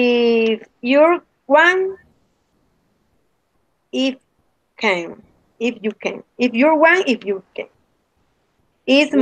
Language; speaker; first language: English; non-native, learner; Spanish